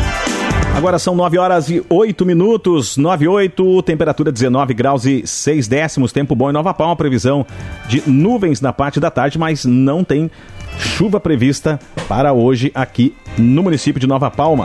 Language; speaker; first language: Portuguese; native; Portuguese